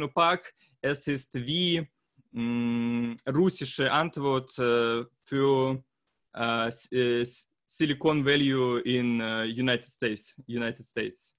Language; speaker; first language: German; non-native, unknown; Russian